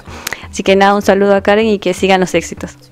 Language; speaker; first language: Spanish; native; Spanish